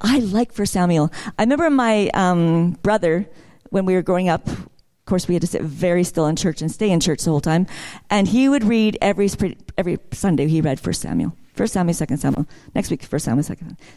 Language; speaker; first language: English; native; English